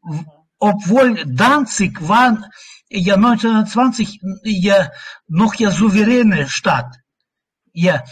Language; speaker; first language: German; non-native, learner; Russian